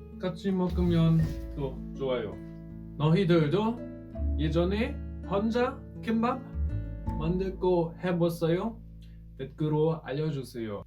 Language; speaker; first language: Korean; non-native, learner; German